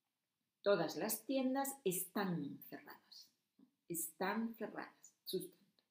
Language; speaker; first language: Spanish; non-native, fluent; German